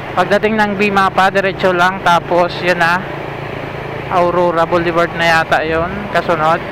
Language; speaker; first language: Filipino; non-native, local second language; Bikol